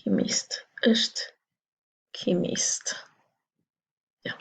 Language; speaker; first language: Albanian; non-native, learner; English